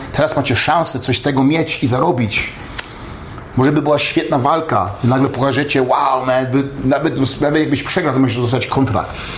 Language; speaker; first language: Polish; early bilingual, heritage; Polish